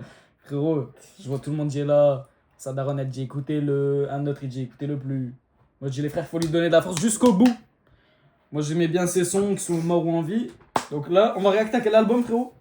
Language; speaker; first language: French; native; French